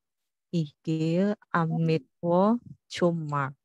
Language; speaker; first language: German; non-native, learner; Indonesian